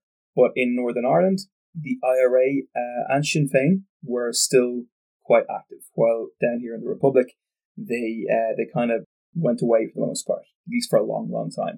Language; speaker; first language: English; native; English